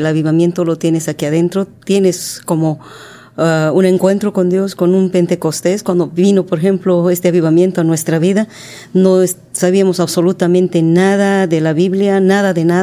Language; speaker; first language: Spanish; native; Spanish